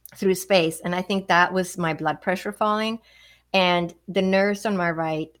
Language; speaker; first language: English; non-native, fluent; Swedish